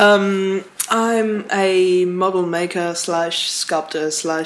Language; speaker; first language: English; non-native, fluent; French